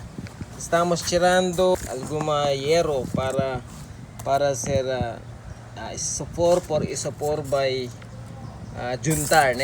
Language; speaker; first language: Portuguese; non-native, learner; Filipino